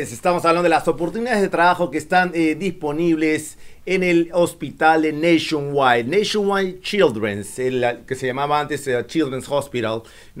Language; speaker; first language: Spanish; native; Spanish